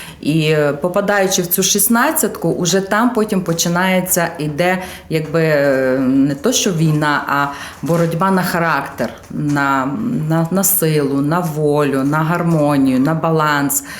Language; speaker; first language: Ukrainian; native; Ukrainian